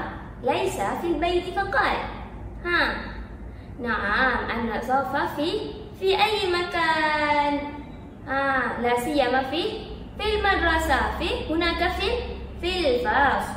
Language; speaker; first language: Arabic; non-native, learner; Malay